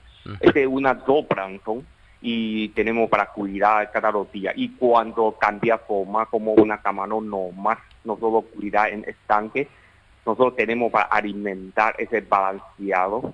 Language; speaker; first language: Spanish; non-native, learner; Chinese